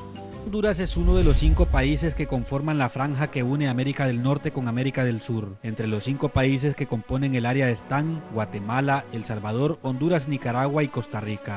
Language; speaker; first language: Spanish; native; Spanish